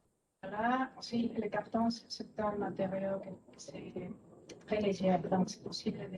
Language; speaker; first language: French; non-native, fluent; Spanish